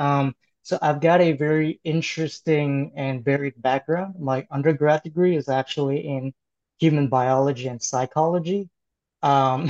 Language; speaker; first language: English; native; English